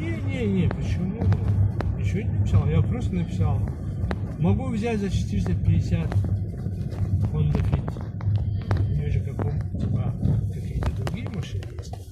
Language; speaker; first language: Russian; non-native, learner; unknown